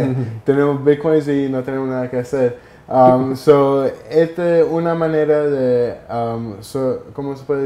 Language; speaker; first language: Spanish; early bilingual, heritage; Spanish